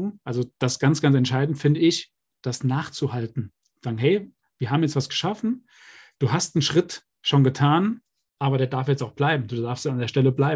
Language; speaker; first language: German; native; German